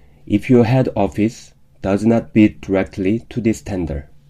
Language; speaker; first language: English; non-native, fluent; Korean